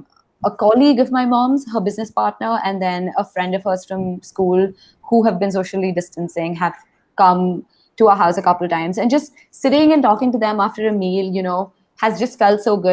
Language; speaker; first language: English; non-native, local second language; Hindi